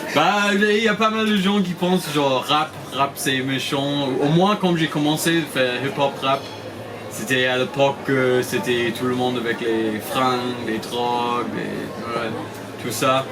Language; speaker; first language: French; non-native, fluent; English